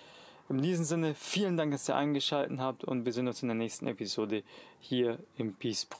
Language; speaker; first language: German; native; German